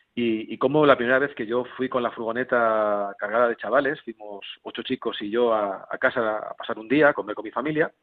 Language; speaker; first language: Spanish; native; Spanish